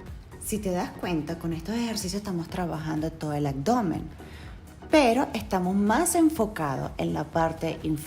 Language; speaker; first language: Spanish; native; Spanish